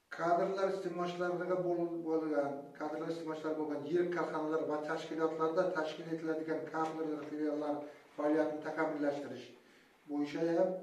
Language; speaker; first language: Uzbek; non-native, local second language; Kara-Kalpak